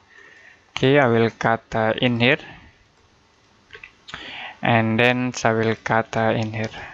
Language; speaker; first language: English; non-native, learner; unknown